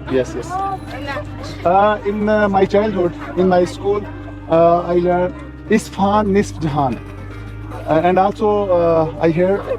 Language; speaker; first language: English; non-native, learner; Urdu